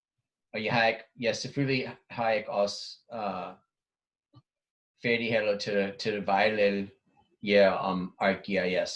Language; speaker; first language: Danish; non-native, fluent; English